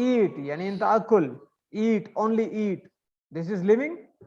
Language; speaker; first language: English; non-native, learner; Arabic